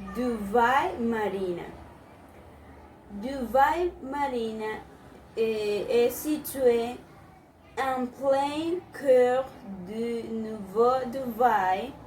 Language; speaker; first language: French; non-native, learner; Spanish